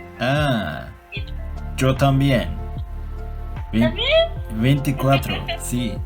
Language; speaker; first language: Spanish; non-native, learner; Turkish